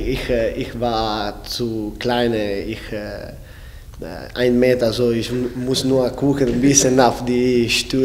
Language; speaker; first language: German; non-native, learner; Italian